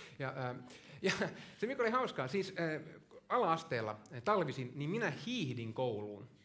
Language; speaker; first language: Finnish; non-native, local second language; Swedish